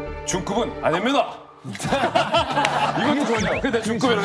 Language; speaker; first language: Korean; native; Korean